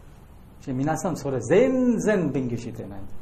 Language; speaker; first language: Japanese; non-native, fluent; Bangla